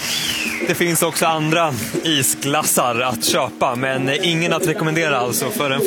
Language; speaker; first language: Swedish; native; Swedish